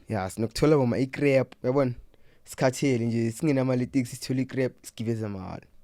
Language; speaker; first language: Zulu; non-native, local second language; Southern Sotho